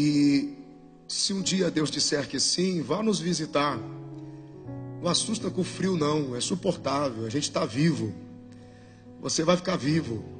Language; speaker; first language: Portuguese; native; Portuguese